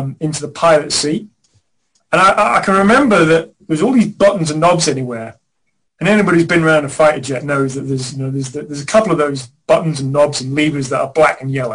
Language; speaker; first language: English; native; English